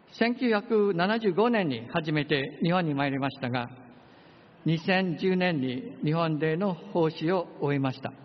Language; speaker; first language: Japanese; non-native, fluent; English